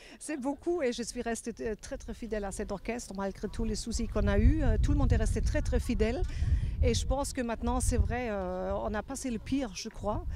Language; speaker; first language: French; non-native, fluent; German